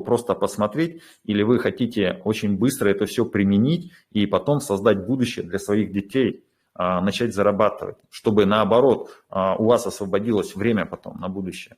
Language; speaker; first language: Russian; native; Russian